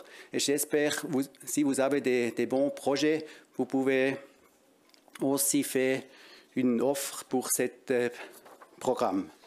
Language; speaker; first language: French; non-native, local second language; German